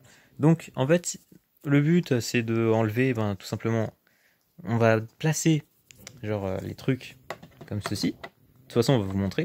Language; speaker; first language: French; native; French